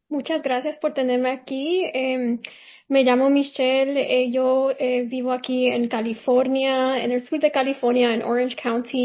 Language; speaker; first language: Spanish; early bilingual, heritage; Spanish